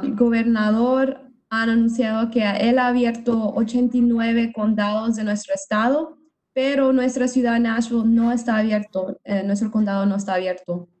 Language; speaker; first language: Spanish; early bilingual, other home language; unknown